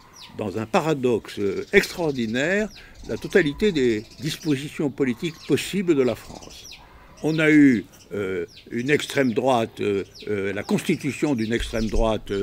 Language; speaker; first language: French; native; French